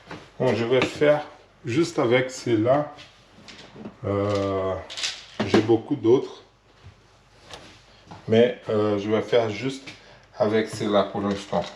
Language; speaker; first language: French; non-native, learner; Portuguese